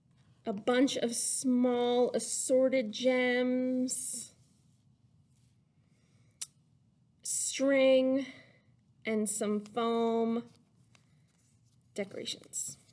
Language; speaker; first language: English; native; English